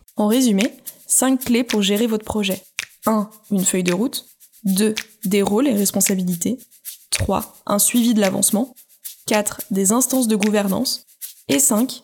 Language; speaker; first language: French; native; French